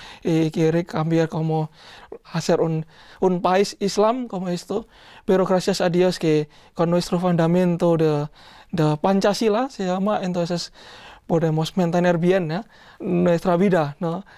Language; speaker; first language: Spanish; non-native, learner; Indonesian